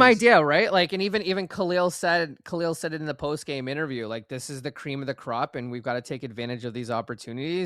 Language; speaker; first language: English; native; English